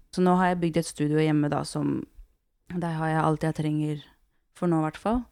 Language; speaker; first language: Norwegian; early bilingual, other home language; Kurdish